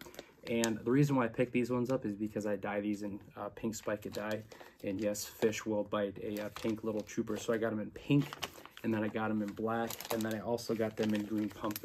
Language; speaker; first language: English; native; English